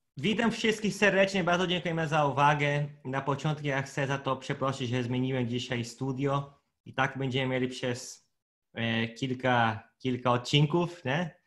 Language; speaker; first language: Polish; non-native, fluent; Portuguese